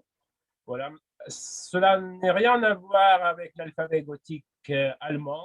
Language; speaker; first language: French; non-native, fluent; Russian